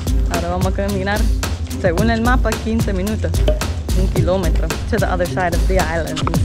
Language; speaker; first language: Spanish; non-native, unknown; English